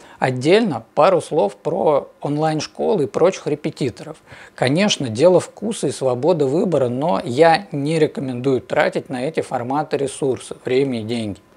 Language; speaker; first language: Russian; native; Russian